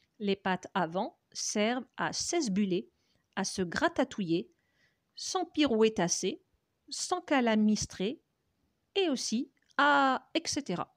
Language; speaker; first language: French; native; French